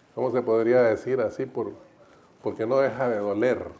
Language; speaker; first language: Spanish; native; Spanish